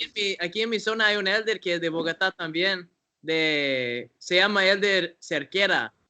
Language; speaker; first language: Spanish; non-native, fluent; English